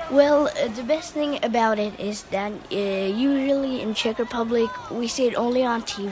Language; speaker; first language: English; early bilingual, heritage; English